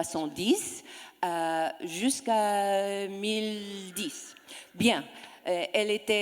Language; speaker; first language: French; non-native, learner; English